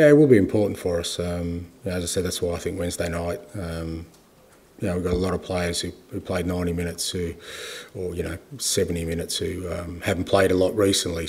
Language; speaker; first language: English; native; English